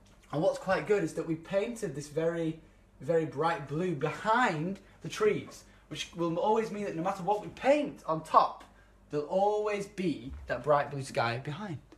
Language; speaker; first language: English; native; English